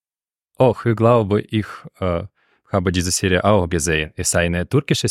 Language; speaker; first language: German; non-native, fluent; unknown